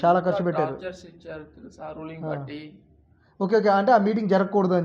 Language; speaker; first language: Telugu; native; Telugu